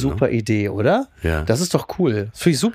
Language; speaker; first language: German; native; German